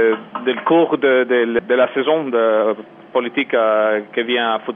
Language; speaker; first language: French; non-native, learner; Spanish